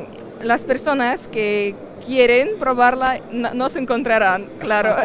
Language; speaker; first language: Spanish; non-native, fluent; Russian